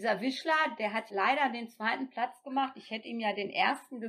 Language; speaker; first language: German; native; German